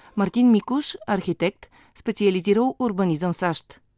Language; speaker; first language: Bulgarian; native; Bulgarian